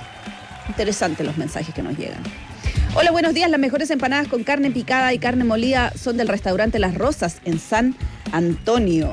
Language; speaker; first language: Spanish; native; Spanish